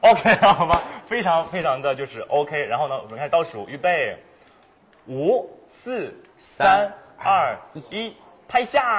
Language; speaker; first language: Chinese; native; Chinese